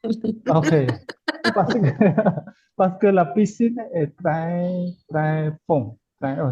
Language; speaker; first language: French; non-native, learner; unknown